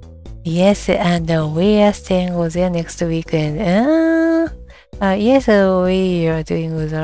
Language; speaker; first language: English; non-native, learner; Japanese